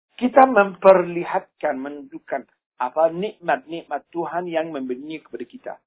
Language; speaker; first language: Indonesian; non-native, fluent; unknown